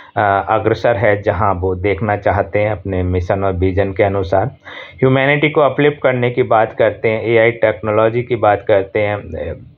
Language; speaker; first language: Hindi; native; Hindi